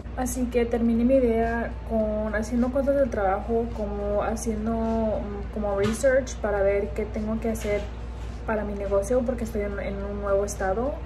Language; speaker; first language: Spanish; early bilingual, heritage; Spanish